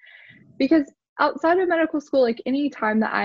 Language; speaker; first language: English; native; English